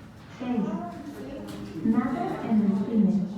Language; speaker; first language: Spanish; non-native, learner; English